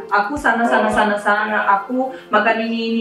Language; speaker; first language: Indonesian; non-native, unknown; Russian